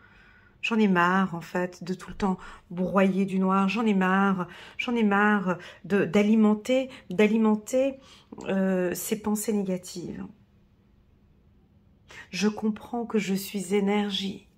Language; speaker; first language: French; native; French